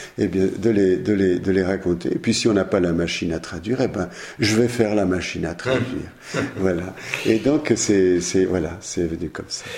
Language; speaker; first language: French; non-native, fluent; Italian